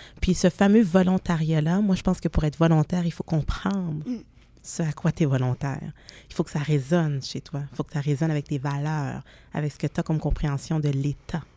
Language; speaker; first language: French; native; French